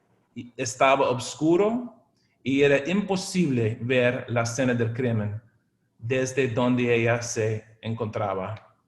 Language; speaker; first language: Spanish; non-native, fluent; English